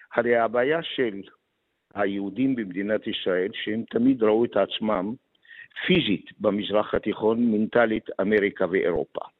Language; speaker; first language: Hebrew; non-native, local second language; Arabic